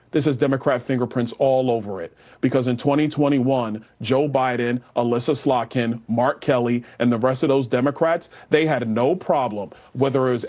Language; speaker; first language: English; native; English